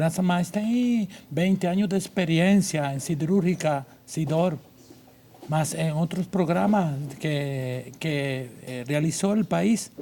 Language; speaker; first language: Portuguese; non-native, learner; Spanish